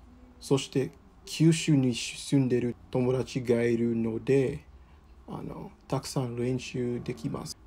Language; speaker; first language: Japanese; non-native, learner; English